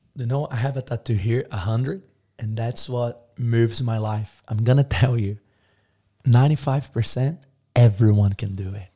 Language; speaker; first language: English; non-native, fluent; Portuguese